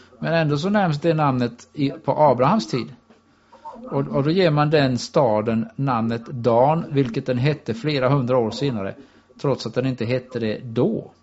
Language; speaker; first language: Swedish; native; Swedish